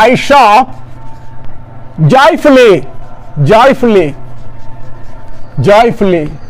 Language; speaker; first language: English; non-native, local second language; Tamil